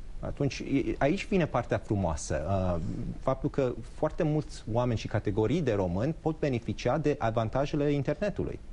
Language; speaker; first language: Romanian; early bilingual, heritage; English